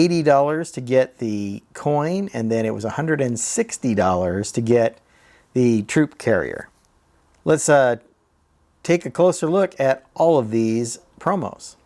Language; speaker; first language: English; native; English